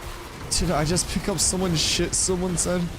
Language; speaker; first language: English; native; English